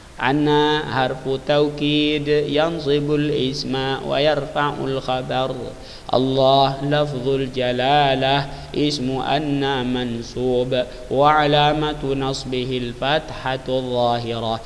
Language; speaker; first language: Arabic; non-native, fluent; Indonesian